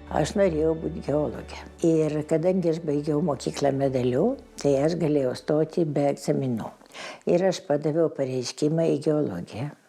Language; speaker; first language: Lithuanian; non-native, local second language; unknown